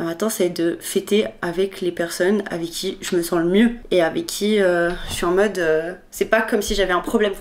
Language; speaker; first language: French; native; French